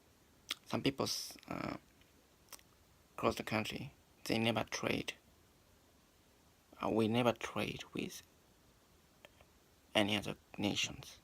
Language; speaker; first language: English; non-native, learner; Japanese